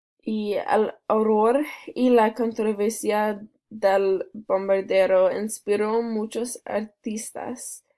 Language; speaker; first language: Spanish; non-native, learner; English